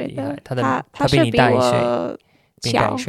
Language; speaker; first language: Chinese; non-native, learner; English